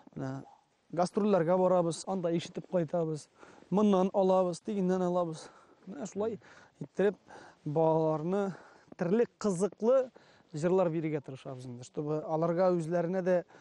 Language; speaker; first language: Tatar; native; Tatar